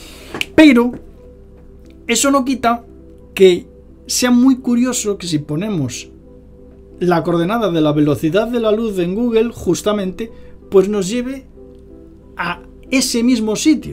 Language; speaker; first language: Spanish; native; Spanish